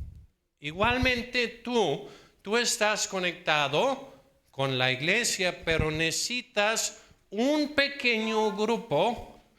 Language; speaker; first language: Spanish; non-native, fluent; Danish